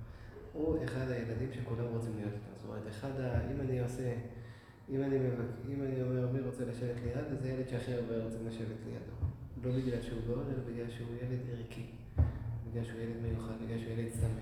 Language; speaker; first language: Hebrew; native; Hebrew